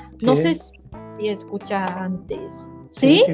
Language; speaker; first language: Spanish; non-native, learner; Chinese